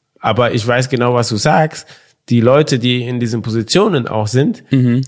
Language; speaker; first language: German; early bilingual, other home language; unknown